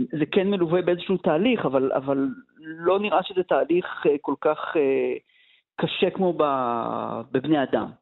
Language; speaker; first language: Hebrew; native; Hebrew